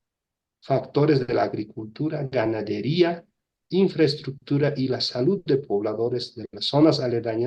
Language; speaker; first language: Spanish; native; Spanish